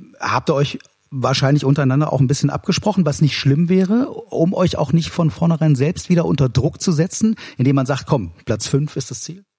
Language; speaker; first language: German; native; German